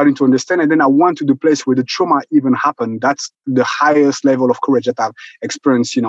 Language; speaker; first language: English; non-native, local second language; Kinyarwanda